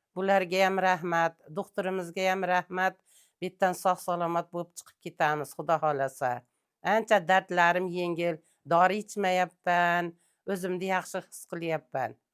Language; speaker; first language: Uzbek; native; Uzbek